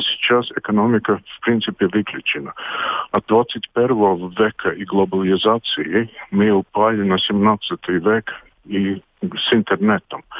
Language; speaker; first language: Russian; non-native, local second language; Latvian